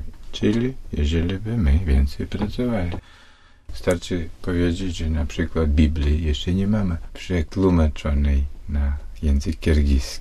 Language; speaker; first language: Polish; non-native, fluent; Russian